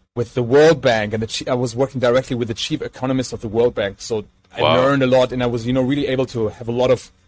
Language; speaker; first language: English; non-native, fluent; German